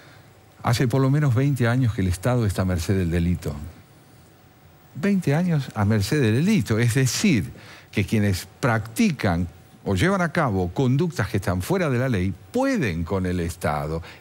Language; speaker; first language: Spanish; native; Spanish